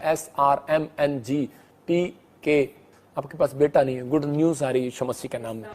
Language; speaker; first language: Hindi; non-native, local second language; Punjabi